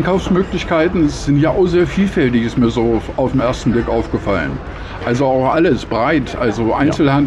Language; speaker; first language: German; native; German